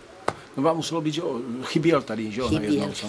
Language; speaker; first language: Czech; native; Czech